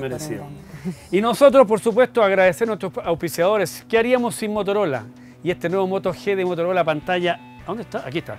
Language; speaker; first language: Spanish; native; Spanish